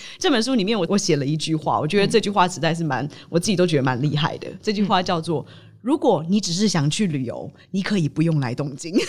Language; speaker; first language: Chinese; native; Chinese